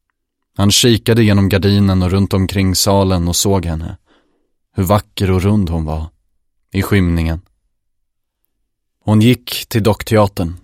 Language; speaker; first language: Swedish; native; Swedish